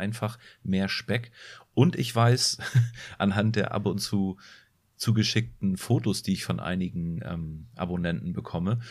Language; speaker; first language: German; native; German